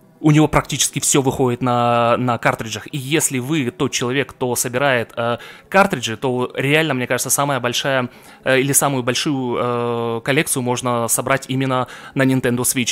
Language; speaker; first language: Russian; native; Russian